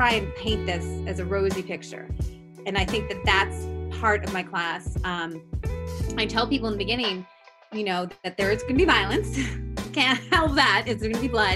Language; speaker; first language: English; native; English